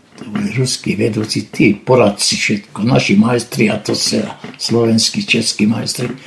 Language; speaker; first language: Slovak; non-native, local second language; Hungarian